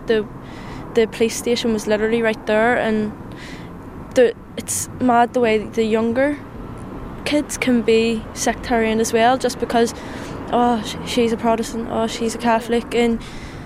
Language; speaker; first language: English; native; English